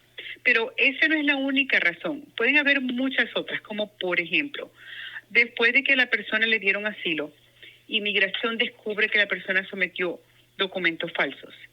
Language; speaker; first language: Spanish; non-native, local second language; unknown